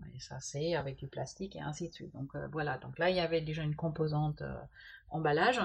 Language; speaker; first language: French; non-native, fluent; German